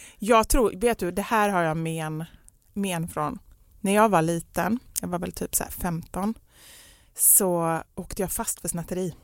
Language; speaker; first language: Swedish; native; Swedish